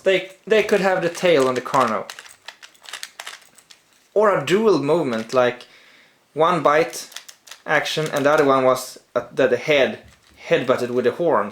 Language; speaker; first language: English; non-native, fluent; Swedish